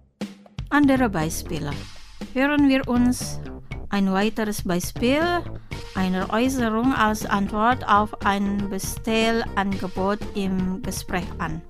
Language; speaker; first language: German; non-native, fluent; Indonesian